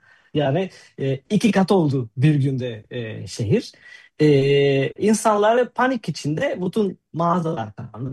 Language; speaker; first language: Turkish; non-native, fluent; Spanish